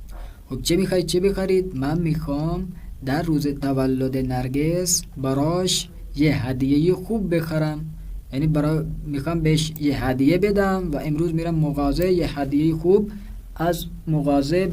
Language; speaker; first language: Persian; non-native, fluent; Urdu